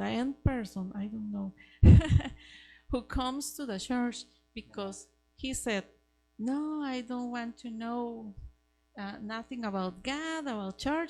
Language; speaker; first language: English; non-native, learner; Spanish